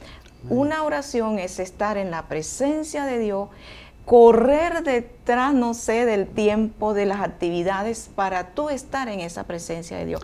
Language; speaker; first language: Spanish; native; Spanish